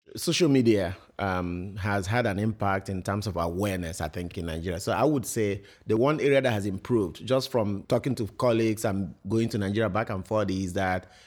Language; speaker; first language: English; non-native, local second language; Igbo